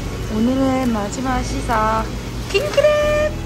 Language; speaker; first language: Korean; non-native, fluent; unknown